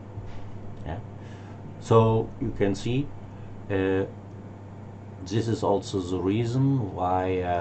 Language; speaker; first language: English; non-native, learner; German